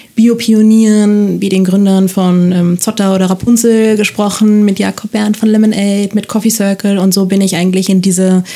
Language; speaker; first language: German; non-native, fluent; Spanish